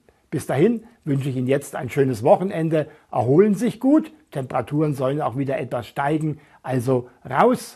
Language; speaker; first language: German; native; German